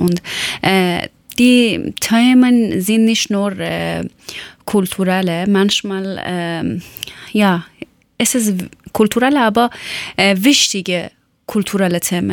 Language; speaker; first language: German; non-native, learner; Persian